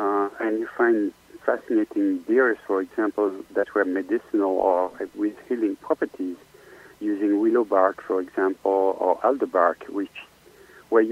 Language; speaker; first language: English; non-native, fluent; French